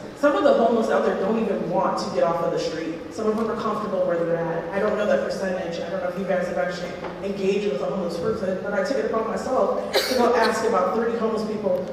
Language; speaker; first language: English; native; English